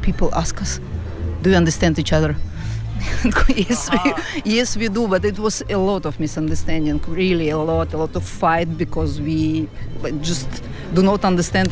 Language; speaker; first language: English; non-native, fluent; Russian